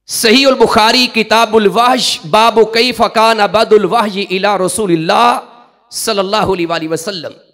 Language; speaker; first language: Urdu; non-native, local second language; Punjabi